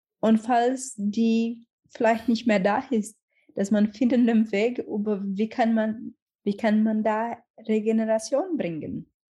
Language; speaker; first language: German; non-native, learner; Portuguese